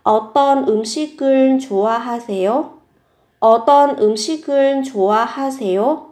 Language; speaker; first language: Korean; non-native, fluent; Vietnamese